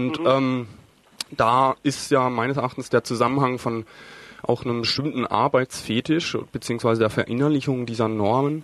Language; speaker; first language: German; native; German